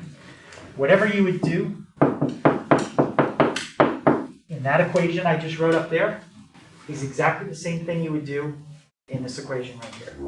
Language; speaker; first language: English; native; English